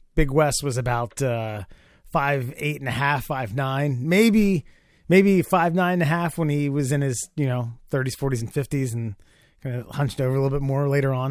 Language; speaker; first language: English; native; English